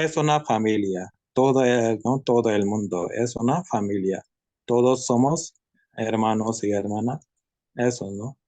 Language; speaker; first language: Spanish; non-native, learner; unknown